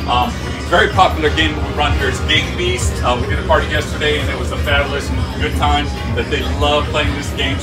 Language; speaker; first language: English; native; English